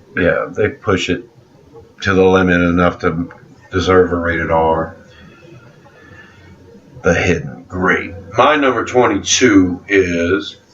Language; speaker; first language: English; native; English